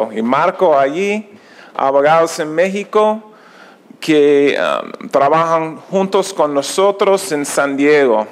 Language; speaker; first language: Spanish; non-native, learner; English